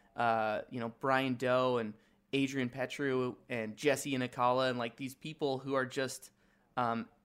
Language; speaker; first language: English; native; English